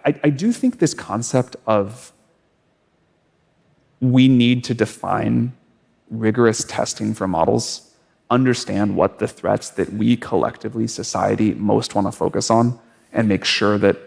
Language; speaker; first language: English; native; English